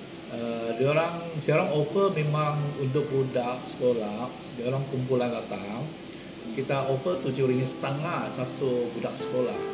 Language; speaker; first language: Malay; non-native, local second language; Hakka Chinese